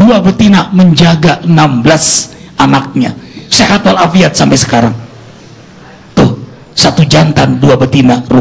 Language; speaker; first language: Indonesian; native; Indonesian